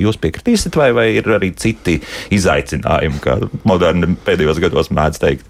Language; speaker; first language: Latvian; native; Latvian